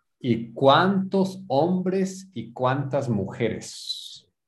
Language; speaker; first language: Spanish; native; Spanish